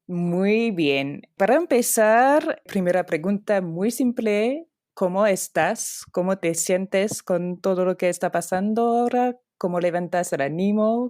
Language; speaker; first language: Spanish; non-native, fluent; French